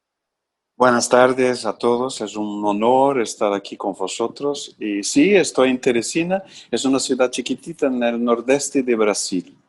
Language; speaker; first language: Spanish; non-native, learner; Portuguese